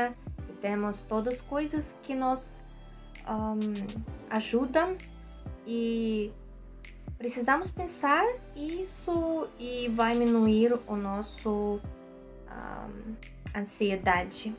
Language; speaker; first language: Portuguese; non-native, learner; Russian